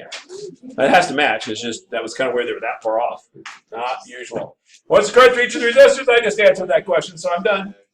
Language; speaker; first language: English; native; English